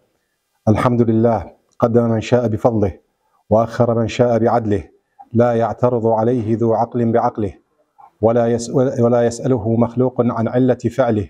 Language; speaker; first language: Arabic; native; Arabic